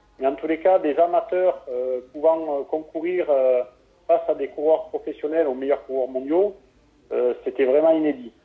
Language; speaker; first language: French; native; French